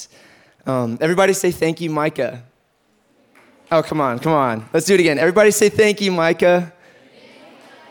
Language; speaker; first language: English; native; English